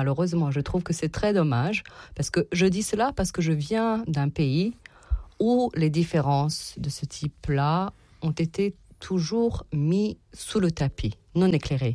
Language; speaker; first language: French; non-native, fluent; Serbian